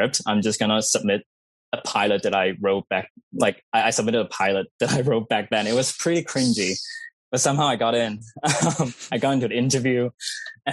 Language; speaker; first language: English; non-native, fluent; Cantonese